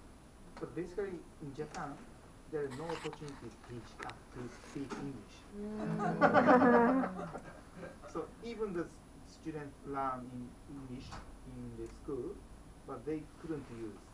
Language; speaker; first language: English; non-native, fluent; Japanese